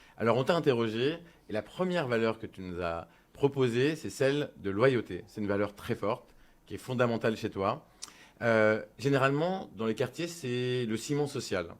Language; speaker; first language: French; native; French